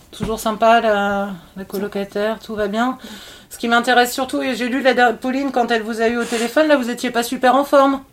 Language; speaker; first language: French; native; French